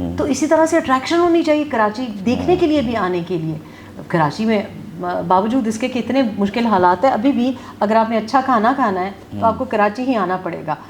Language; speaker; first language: Urdu; early bilingual, heritage; Urdu